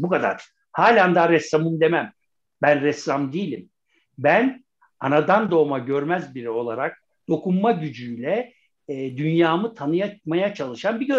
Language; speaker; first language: Turkish; native; Turkish